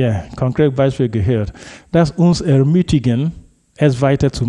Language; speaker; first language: German; non-native, fluent; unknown